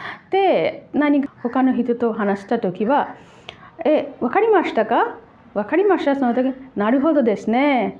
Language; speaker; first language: Japanese; non-native, learner; Bangla